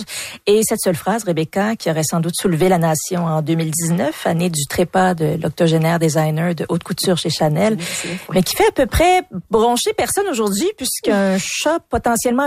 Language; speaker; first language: French; native; French